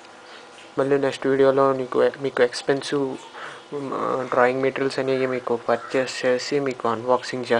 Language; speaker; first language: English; non-native, learner; Telugu